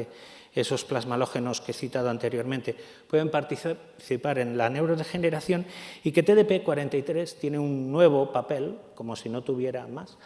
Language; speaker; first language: Spanish; native; Spanish